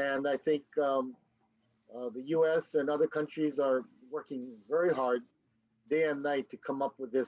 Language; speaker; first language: English; native; English